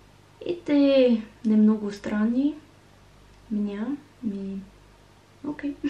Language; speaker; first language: Russian; non-native, learner; Norwegian